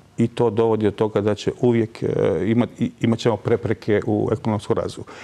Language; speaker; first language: Serbian; non-native, local second language; Albanian